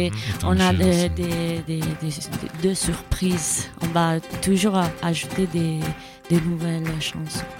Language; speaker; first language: French; non-native, learner; Italian